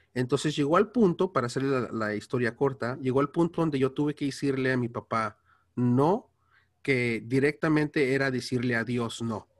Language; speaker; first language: Spanish; early bilingual, heritage; Spanish